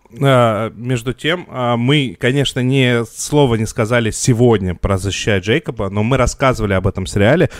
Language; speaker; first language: Russian; native; Russian